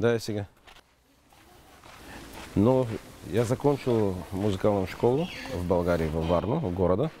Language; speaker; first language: Russian; non-native, learner; Bulgarian